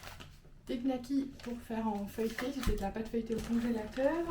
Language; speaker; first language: French; native; French